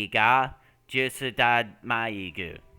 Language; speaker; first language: Korean; non-native, learner; English